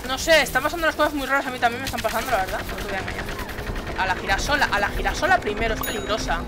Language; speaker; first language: Spanish; native; Spanish